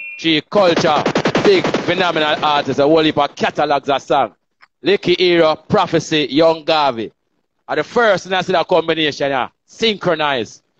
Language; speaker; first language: English; non-native, local second language; Jamaican Creole English